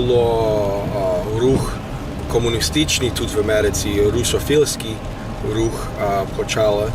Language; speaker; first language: Ukrainian; early bilingual, heritage; Ukrainian